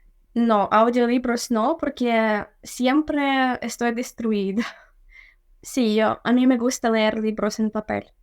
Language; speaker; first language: Spanish; non-native, fluent; Ukrainian